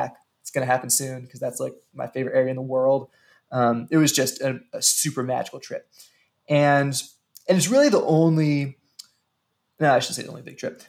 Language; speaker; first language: English; native; English